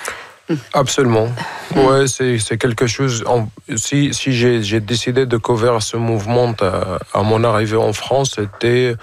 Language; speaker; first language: French; non-native, fluent; Arabic